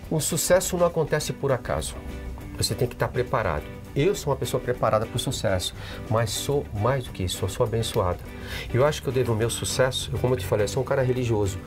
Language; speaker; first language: Portuguese; early bilingual, other home language; Spanish